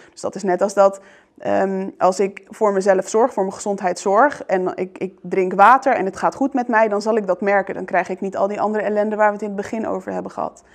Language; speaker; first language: Dutch; early bilingual, other home language; Arabic